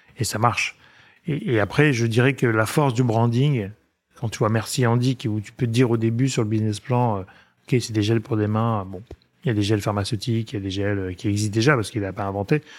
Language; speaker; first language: French; native; French